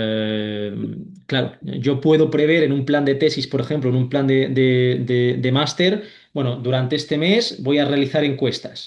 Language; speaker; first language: Spanish; native; Spanish